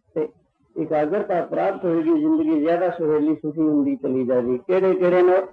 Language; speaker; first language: Hindi; non-native, local second language; Punjabi